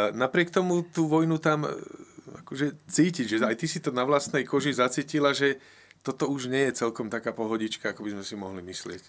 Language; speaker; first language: Slovak; native; Slovak